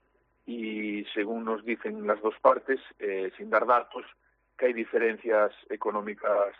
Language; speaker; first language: Spanish; native; Spanish